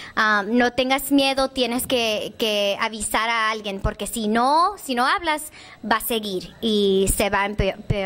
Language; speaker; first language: Spanish; early bilingual, heritage; English